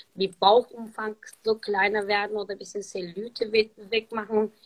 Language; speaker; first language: German; non-native, learner; Turkish